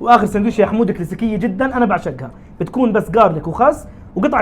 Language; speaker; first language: Arabic; native; Arabic